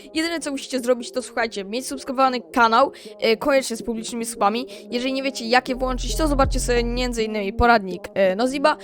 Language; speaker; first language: Polish; native; Polish